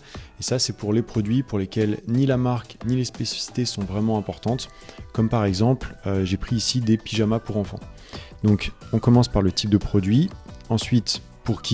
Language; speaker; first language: French; native; French